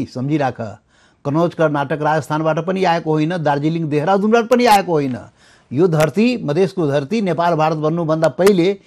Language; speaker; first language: Nepali; non-native, local second language; Maithili